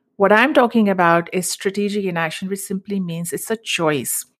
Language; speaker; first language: English; non-native, local second language; Hindi